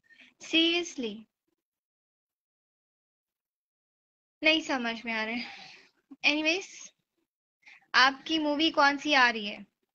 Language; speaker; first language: Hindi; native; Hindi